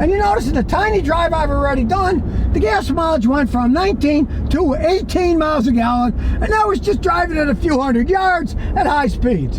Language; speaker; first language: English; native; English